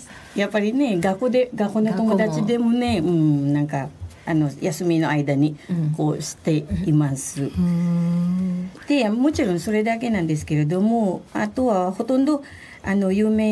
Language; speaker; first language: Japanese; non-native, fluent; Filipino